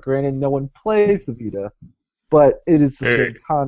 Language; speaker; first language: English; native; English